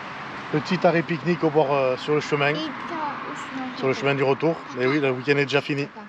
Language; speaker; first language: French; native; French